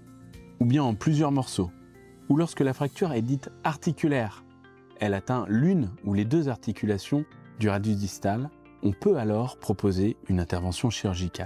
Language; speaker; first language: French; native; French